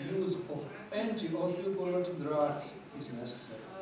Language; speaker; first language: English; non-native, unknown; Serbian